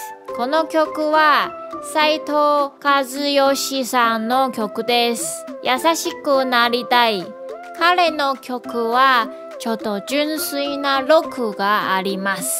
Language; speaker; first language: Japanese; non-native, learner; Chinese